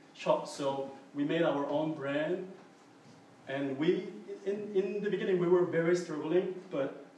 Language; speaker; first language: English; non-native, fluent; Korean